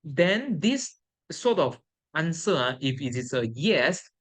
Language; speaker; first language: English; non-native, local second language; Chinese